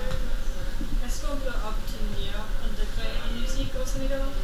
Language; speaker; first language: French; non-native, learner; English